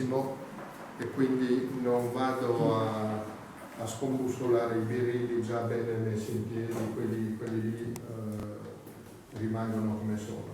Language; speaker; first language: Italian; native; Italian